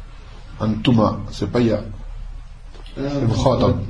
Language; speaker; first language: Arabic; non-native, fluent; French